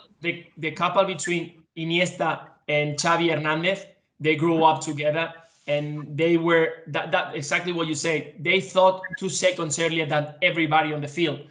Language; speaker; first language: English; non-native, fluent; Spanish